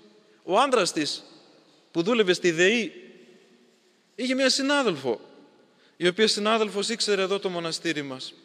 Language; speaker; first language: Greek; native; Greek